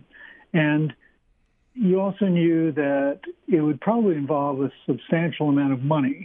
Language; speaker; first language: English; native; English